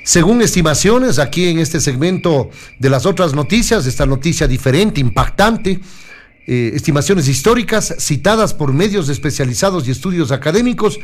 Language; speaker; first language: Spanish; native; Spanish